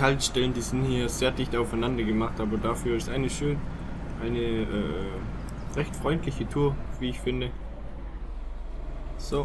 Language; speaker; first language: German; native; German